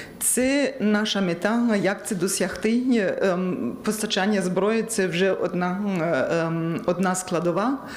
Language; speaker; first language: Ukrainian; non-native, learner; German